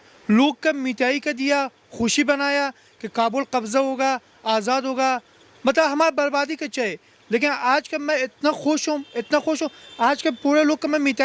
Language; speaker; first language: Hindi; non-native, learner; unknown